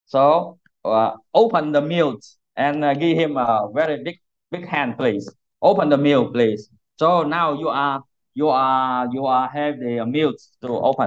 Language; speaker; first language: English; non-native, learner; Vietnamese